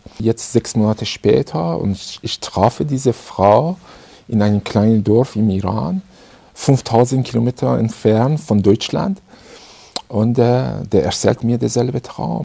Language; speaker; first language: German; non-native, fluent; Persian